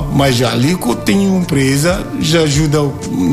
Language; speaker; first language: Portuguese; non-native, learner; Yoruba